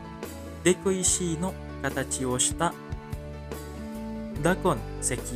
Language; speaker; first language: Japanese; non-native, fluent; Indonesian